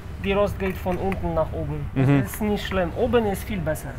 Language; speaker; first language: German; non-native, learner; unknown